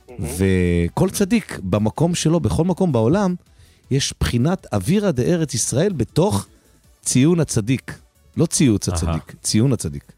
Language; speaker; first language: Hebrew; native; Hebrew